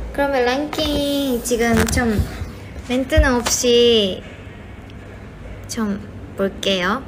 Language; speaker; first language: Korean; non-native, fluent; Japanese